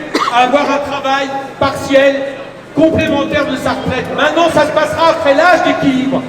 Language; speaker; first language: French; native; French